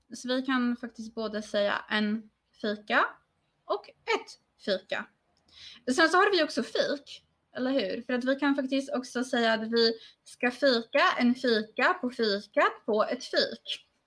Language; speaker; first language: Swedish; non-native, fluent; Polish